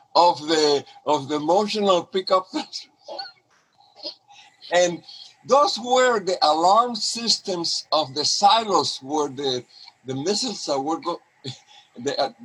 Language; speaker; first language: English; non-native, fluent; Spanish